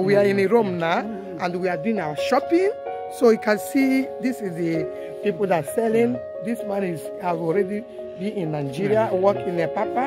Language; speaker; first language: English; non-native, local second language; Igbo